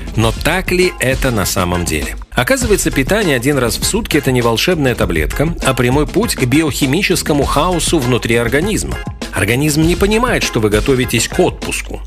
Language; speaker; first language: Russian; native; Russian